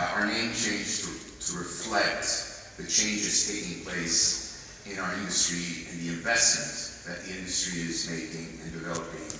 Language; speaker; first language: English; native; English